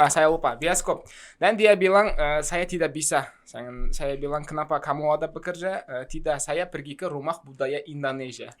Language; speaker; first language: Indonesian; non-native, learner; Kazakh